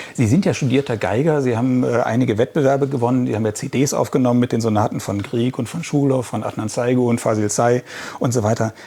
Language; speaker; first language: German; native; German